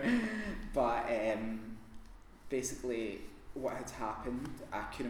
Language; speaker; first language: English; native; English